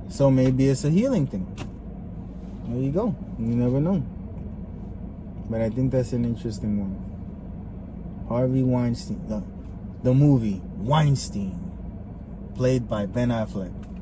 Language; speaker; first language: English; early bilingual, other home language; Spanish